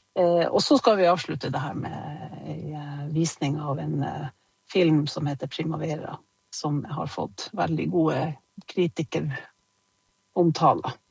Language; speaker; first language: Norwegian; native; Norwegian